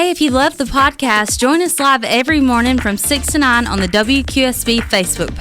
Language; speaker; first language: English; native; English